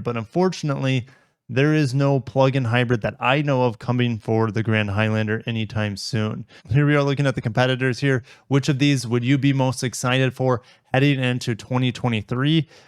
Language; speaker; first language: English; native; English